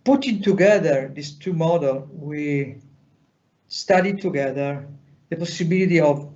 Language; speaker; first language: English; non-native, fluent; Italian